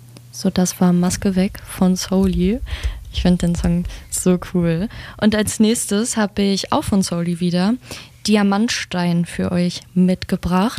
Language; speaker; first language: German; native; German